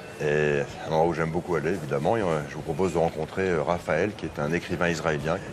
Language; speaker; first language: French; native; French